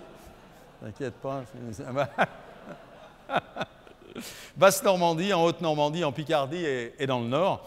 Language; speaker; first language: French; native; French